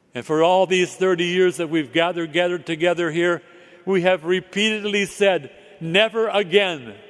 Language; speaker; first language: English; native; English